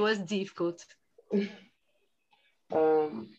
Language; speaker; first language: English; non-native, learner; Portuguese